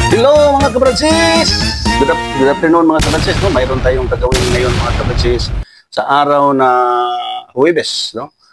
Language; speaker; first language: Filipino; non-native, local second language; Cebuano